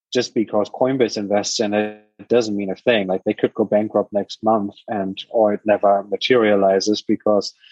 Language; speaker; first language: English; non-native, fluent; German